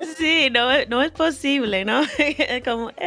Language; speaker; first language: Spanish; non-native, fluent; English